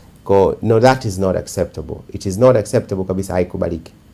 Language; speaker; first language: English; non-native, local second language; Swahili